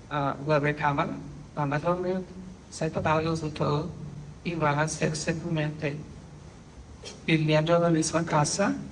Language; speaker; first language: Spanish; non-native, fluent; English